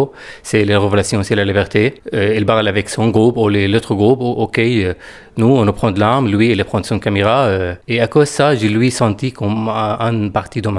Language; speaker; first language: French; non-native, fluent; Arabic